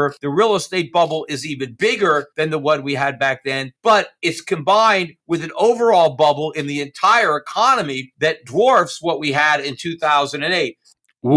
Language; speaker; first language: English; native; English